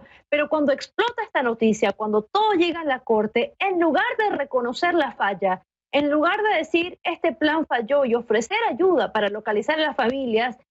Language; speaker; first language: Spanish; native; Spanish